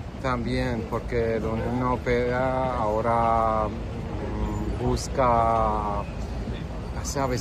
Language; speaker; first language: Spanish; non-native, learner; Italian